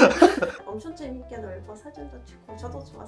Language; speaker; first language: Korean; non-native, fluent; Ukrainian